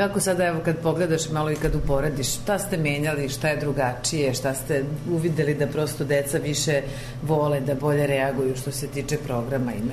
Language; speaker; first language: Serbian; native; Serbian